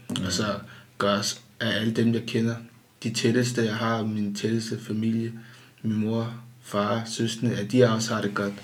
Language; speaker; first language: Danish; early bilingual, other home language; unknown